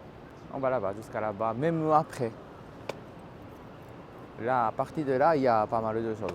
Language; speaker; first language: French; non-native, fluent; Japanese